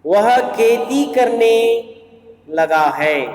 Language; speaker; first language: Hindi; non-native, local second language; Kannada